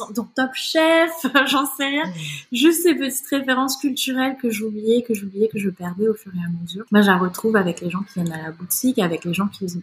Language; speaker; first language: French; native; French